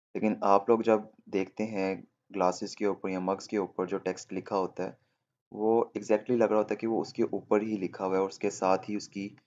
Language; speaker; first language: Hindi; native; Hindi